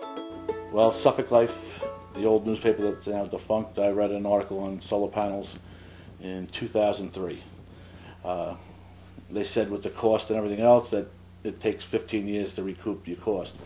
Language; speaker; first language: English; native; English